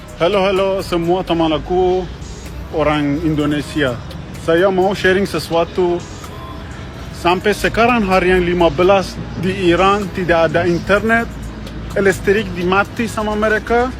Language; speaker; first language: Indonesian; non-native, learner; Persian